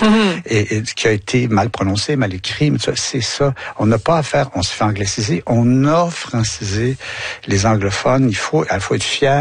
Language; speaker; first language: French; native; French